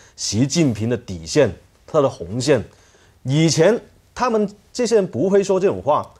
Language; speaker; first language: Chinese; non-native, fluent; Cantonese